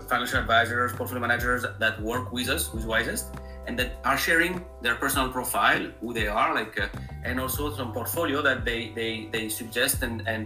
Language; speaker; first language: English; non-native, fluent; French